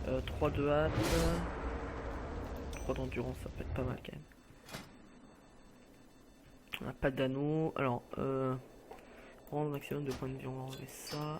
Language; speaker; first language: French; native; French